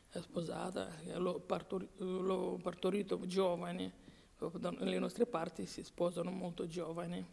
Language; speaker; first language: Italian; non-native, fluent; Romanian